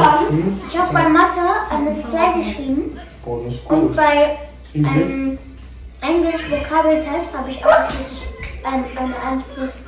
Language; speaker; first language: German; early bilingual, other home language; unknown